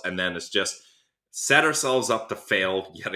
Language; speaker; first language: English; native; English